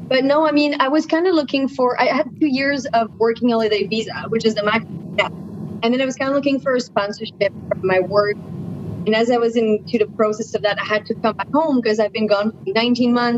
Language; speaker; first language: English; non-native, fluent; French